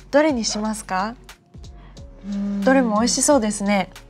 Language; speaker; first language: Japanese; non-native, fluent; English